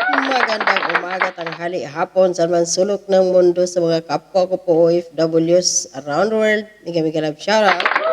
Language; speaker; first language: Filipino; non-native, local second language; Cebuano